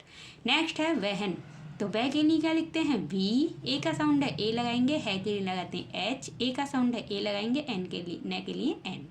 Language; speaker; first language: Hindi; native; Hindi